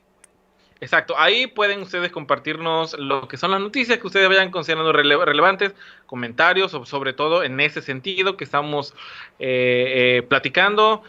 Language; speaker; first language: Spanish; native; Spanish